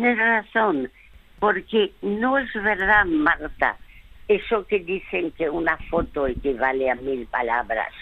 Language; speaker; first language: Spanish; early bilingual, other home language; French